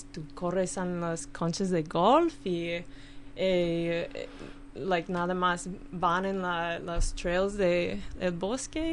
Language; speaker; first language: Spanish; non-native, learner; English